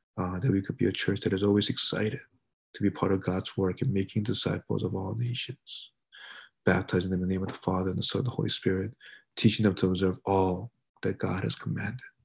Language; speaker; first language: English; early bilingual, other home language; Korean